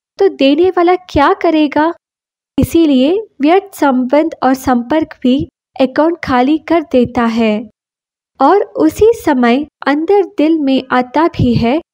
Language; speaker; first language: Hindi; non-native, local second language; Kannada